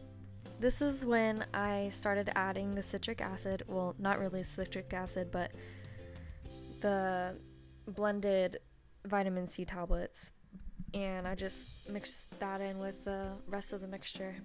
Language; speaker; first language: English; native; English